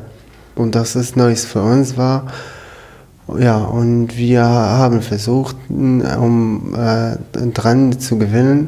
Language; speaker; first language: German; non-native, learner; Arabic